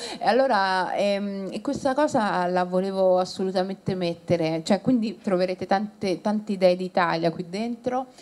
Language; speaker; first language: Italian; early bilingual, other home language; Somali